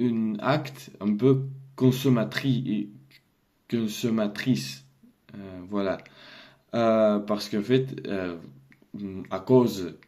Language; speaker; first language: French; non-native, learner; Russian